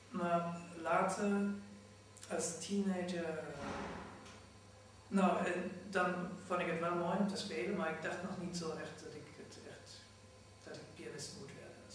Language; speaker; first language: Dutch; non-native, fluent; German